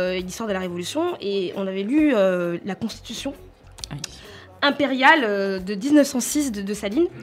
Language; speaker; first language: French; native; French